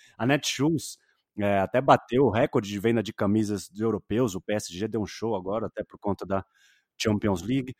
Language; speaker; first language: Portuguese; native; Portuguese